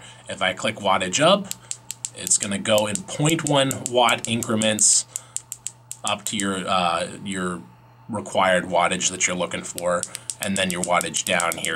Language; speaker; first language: English; native; English